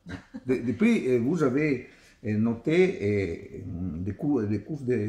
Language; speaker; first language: French; non-native, learner; Italian